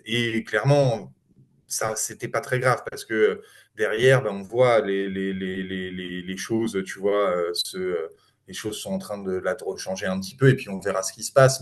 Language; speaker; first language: French; native; French